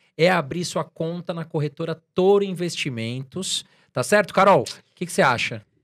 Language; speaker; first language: Portuguese; native; Portuguese